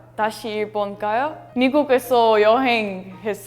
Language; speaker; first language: Korean; non-native, learner; Portuguese